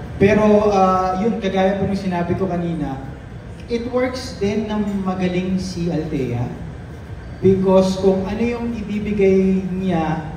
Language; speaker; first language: Filipino; native; Filipino